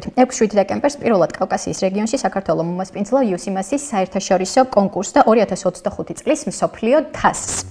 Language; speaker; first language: Georgian; native; Georgian